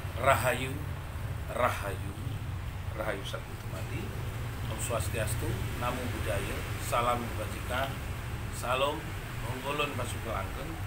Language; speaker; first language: Indonesian; non-native, local second language; Madurese